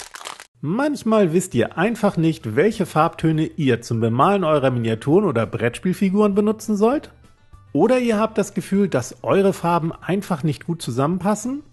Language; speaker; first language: German; native; German